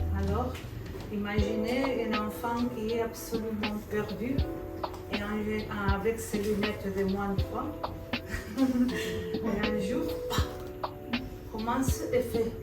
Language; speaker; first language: French; non-native, fluent; Spanish